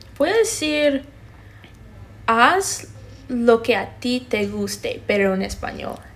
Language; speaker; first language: Spanish; non-native, fluent; English